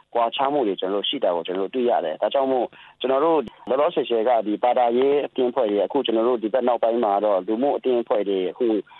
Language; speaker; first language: Burmese; non-native, local second language; Kachin